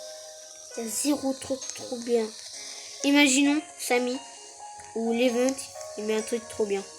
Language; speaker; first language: French; native; French